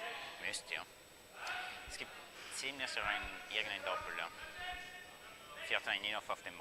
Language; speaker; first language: German; non-native, fluent; French